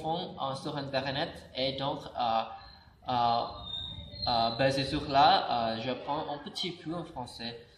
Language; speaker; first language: French; non-native, learner; Indonesian